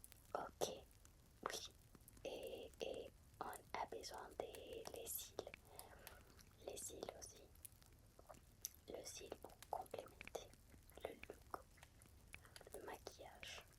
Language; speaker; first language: French; non-native, fluent; Spanish